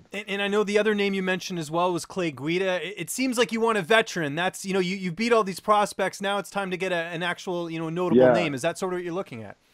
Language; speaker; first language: English; native; English